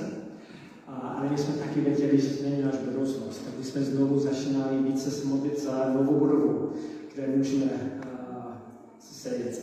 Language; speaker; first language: Czech; non-native, learner; English